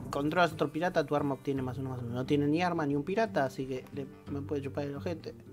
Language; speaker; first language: Spanish; native; Spanish